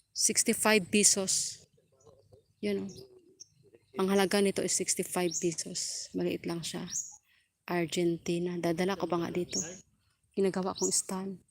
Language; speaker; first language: Filipino; non-native, local second language; Cebuano